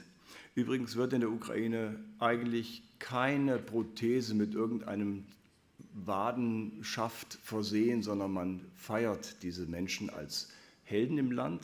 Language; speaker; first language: German; native; German